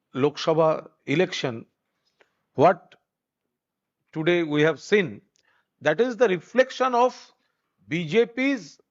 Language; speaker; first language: English; non-native, local second language; Bangla